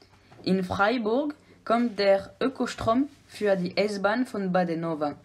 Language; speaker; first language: German; non-native, learner; French